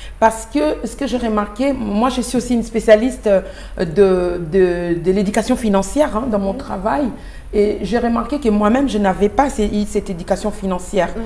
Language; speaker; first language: French; non-native, local second language; Lingala